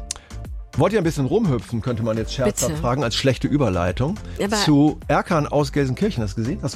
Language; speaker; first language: German; native; German